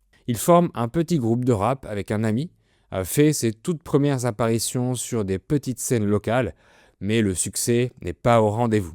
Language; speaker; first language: French; native; French